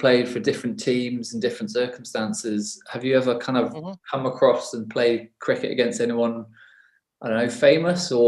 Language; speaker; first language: English; native; English